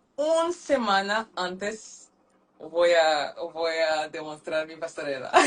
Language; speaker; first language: Spanish; non-native, learner; French